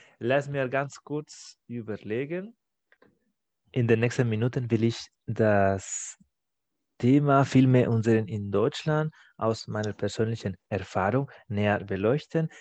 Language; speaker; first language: German; non-native, fluent; Spanish